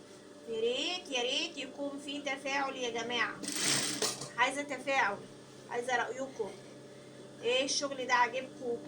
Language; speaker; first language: Arabic; native; Arabic